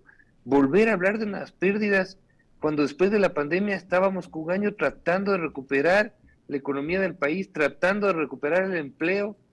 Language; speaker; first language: Spanish; native; Spanish